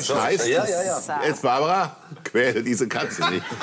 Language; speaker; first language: German; native; German